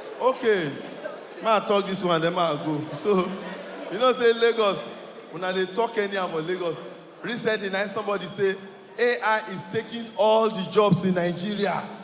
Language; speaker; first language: Nigerian Pidgin; native; Nigerian Pidgin